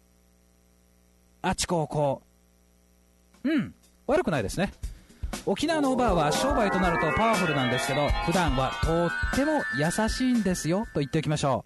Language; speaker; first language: Japanese; native; Japanese